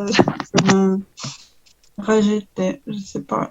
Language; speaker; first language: French; non-native, learner; Ukrainian